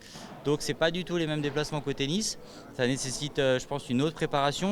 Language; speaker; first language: French; native; French